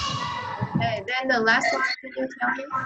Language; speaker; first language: English; non-native, learner; Vietnamese